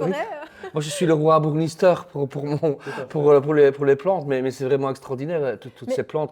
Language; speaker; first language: French; native; French